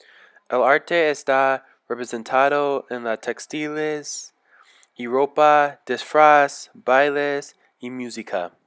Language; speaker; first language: Spanish; non-native, learner; English